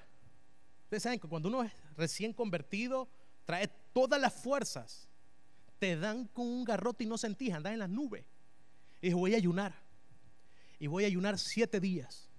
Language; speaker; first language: Spanish; native; Spanish